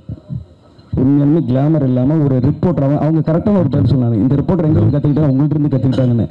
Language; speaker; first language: Tamil; native; Tamil